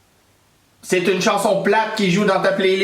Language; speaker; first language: French; native; French